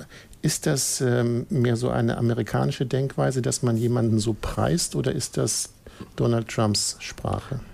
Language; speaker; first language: German; native; German